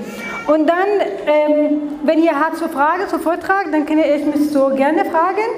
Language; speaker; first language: German; non-native, learner; Kurdish